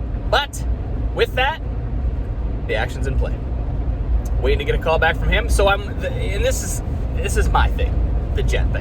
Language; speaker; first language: English; native; English